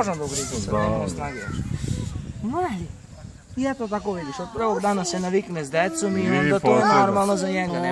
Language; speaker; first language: Serbian; native; Serbian